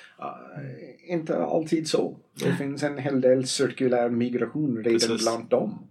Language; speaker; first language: Swedish; non-native, fluent; English